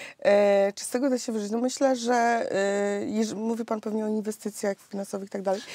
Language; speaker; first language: Polish; native; Polish